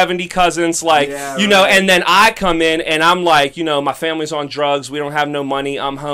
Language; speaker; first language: English; native; English